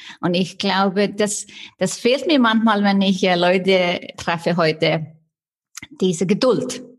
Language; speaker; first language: German; non-native, fluent; Icelandic